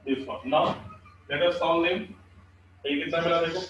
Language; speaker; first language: Hindi; non-native, local second language; Marathi